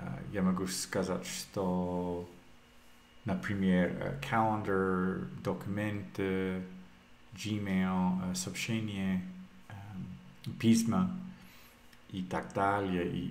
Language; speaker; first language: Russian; non-native, learner; English